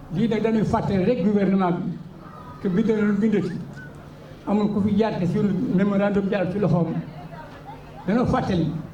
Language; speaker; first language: Wolof; native; Wolof